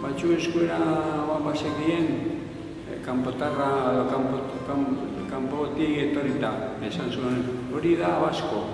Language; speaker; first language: Basque; non-native, local second language; Spanish